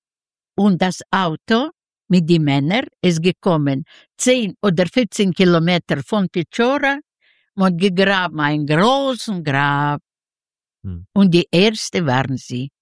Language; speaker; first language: German; non-native, learner; Yiddish